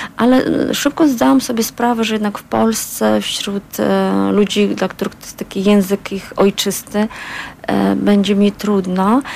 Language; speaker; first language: Polish; non-native, fluent; Azerbaijani